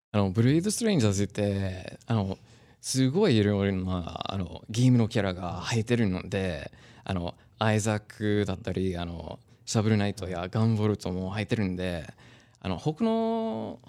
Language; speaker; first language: Japanese; non-native, fluent; English